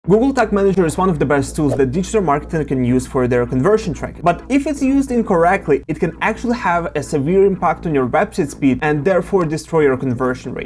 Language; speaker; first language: English; non-native, fluent; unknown